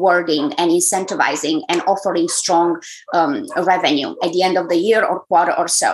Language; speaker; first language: English; non-native, fluent; Romanian